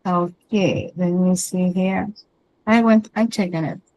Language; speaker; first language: English; non-native, learner; Spanish